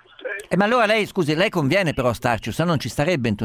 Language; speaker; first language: Italian; native; Italian